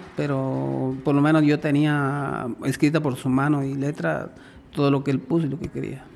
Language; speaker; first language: Spanish; native; Spanish